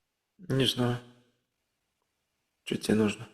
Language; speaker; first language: Russian; native; Russian